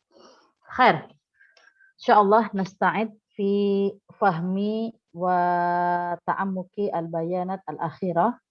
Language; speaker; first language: Arabic; non-native, fluent; Indonesian